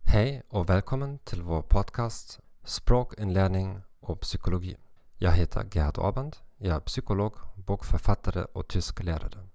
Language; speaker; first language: Swedish; non-native, learner; German